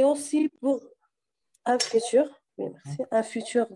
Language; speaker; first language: French; non-native, fluent; Arabic